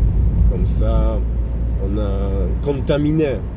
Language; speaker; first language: French; non-native, learner; Polish